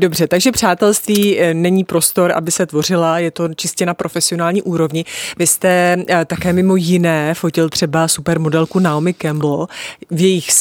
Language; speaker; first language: Czech; native; Czech